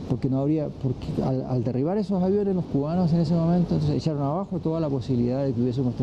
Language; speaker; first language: Spanish; native; Spanish